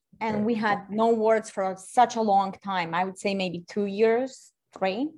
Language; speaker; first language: English; non-native, fluent; Polish